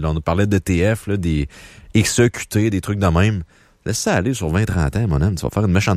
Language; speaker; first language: French; native; French